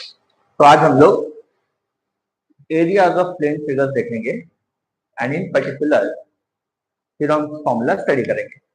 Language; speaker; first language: Hindi; native; Hindi